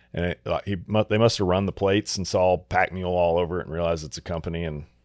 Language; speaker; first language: English; native; English